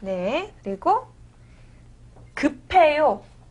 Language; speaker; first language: Korean; native; Korean